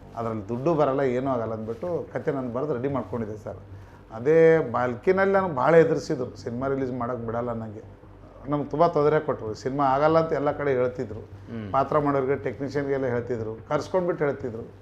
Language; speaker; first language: Kannada; native; Kannada